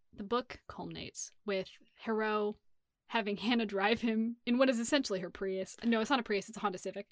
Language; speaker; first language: English; native; English